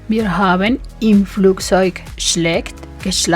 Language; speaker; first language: German; non-native, fluent; Spanish